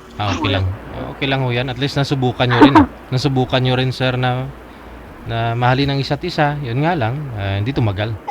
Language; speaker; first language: Filipino; native; Filipino